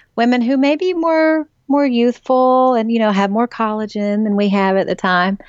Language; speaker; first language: English; native; English